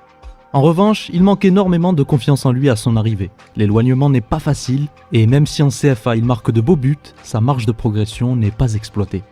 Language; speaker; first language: French; native; French